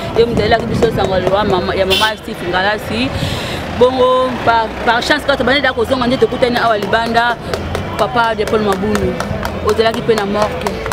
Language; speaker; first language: Lingala; native; Lingala